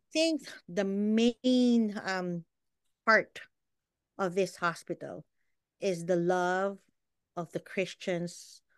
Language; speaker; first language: English; non-native, local second language; Filipino